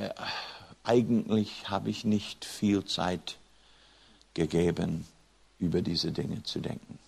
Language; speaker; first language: German; non-native, fluent; English